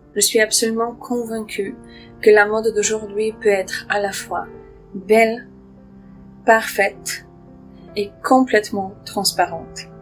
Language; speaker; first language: French; non-native, fluent; Polish